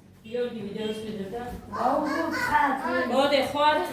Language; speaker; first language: Georgian; native; Georgian